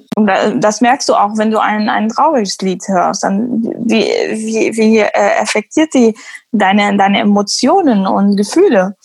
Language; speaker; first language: German; non-native, fluent; Arabic